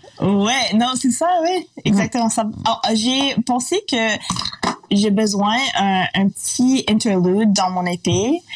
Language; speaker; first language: French; non-native, local second language; English